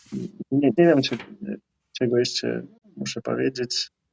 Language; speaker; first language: Polish; non-native, learner; Russian